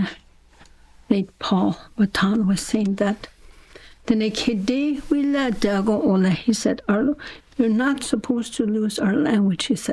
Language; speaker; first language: English; non-native, fluent; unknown